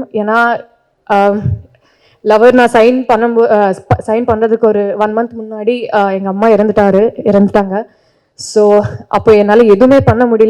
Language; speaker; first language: Tamil; non-native, learner; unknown